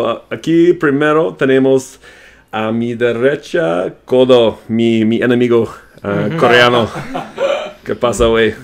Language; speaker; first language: Spanish; non-native, fluent; English